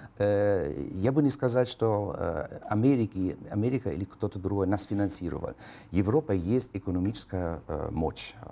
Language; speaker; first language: Russian; non-native, fluent; German